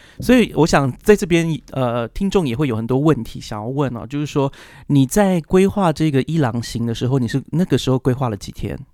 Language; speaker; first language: Chinese; native; Chinese